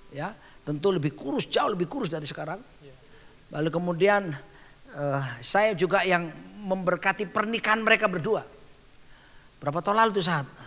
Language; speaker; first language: Indonesian; native; Indonesian